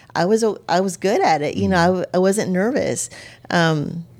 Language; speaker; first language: English; native; English